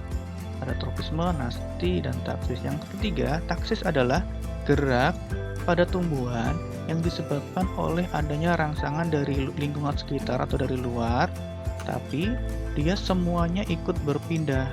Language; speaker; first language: Indonesian; native; Indonesian